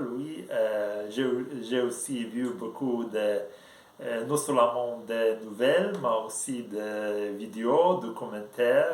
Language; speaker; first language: French; non-native, learner; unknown